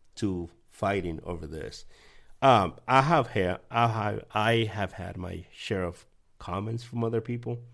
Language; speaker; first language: English; early bilingual, other home language; Spanish